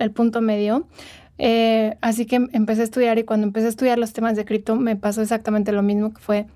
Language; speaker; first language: Spanish; native; Spanish